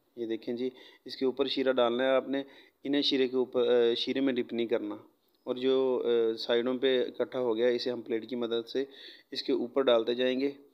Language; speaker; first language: Urdu; non-native, local second language; Punjabi